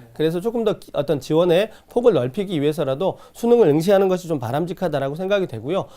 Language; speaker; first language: Korean; native; Korean